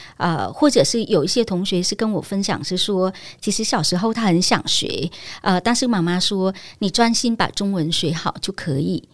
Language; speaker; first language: Chinese; non-native, fluent; Vietnamese